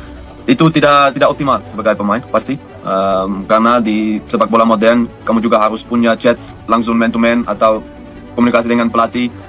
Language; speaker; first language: Indonesian; non-native, fluent; Dutch